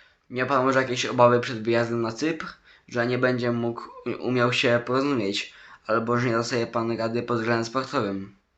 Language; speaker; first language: Polish; native; Polish